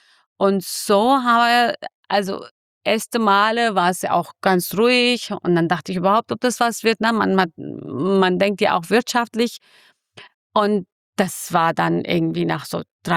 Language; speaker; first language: German; non-native, fluent; Kurdish